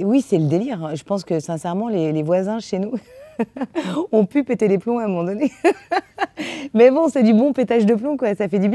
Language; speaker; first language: French; native; French